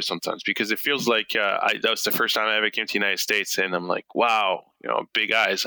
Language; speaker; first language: English; early bilingual, other home language; French